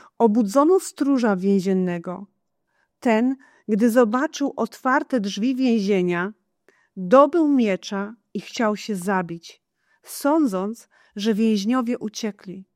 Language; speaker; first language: Polish; non-native, fluent; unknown